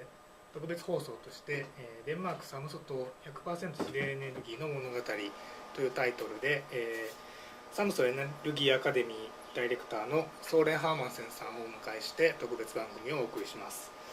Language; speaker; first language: Japanese; native; Japanese